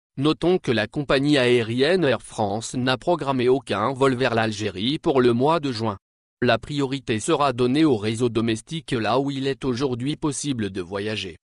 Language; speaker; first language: French; non-native, local second language; Arabic